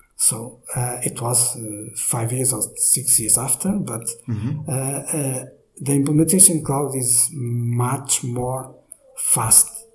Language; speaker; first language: English; non-native, fluent; Portuguese